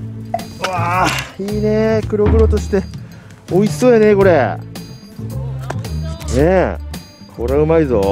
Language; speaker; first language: Japanese; native; Japanese